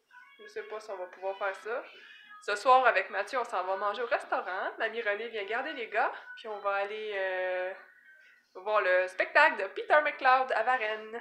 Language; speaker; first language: French; native; French